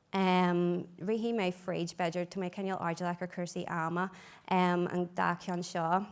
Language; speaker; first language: Irish; non-native, local second language; English